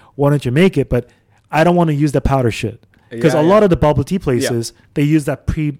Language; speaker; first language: English; early bilingual, other home language; Arabic